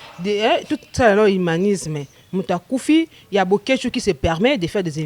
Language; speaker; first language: French; non-native, local second language; Lingala